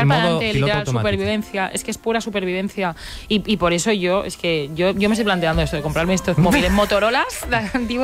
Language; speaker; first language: Spanish; native; Spanish